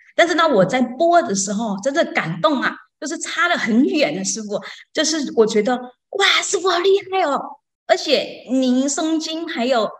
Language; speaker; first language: Chinese; non-native, fluent; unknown